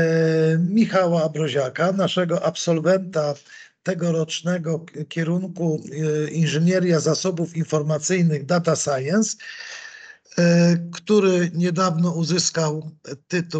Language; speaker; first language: Polish; native; Polish